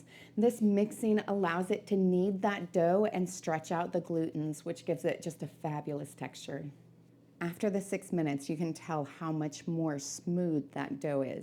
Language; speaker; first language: English; native; English